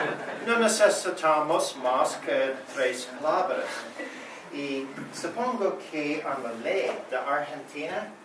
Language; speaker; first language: Spanish; non-native, learner; English